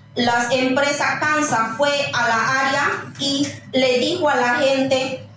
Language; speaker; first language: Spanish; non-native, local second language; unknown